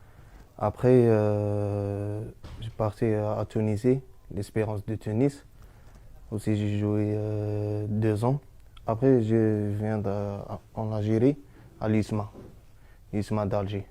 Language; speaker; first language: French; non-native, learner; Arabic